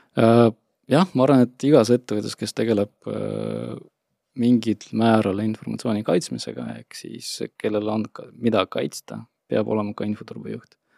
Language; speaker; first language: Estonian; non-native, local second language; Russian